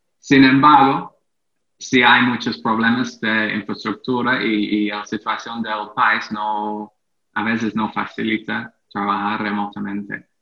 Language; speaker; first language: Spanish; non-native, fluent; English